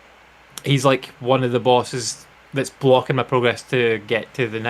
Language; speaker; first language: English; native; English